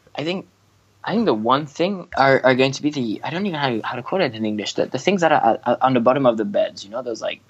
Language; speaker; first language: English; non-native, fluent; French